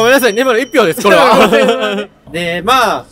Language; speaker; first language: Japanese; native; Japanese